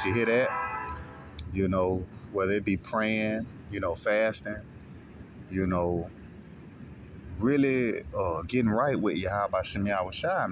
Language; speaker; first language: English; native; English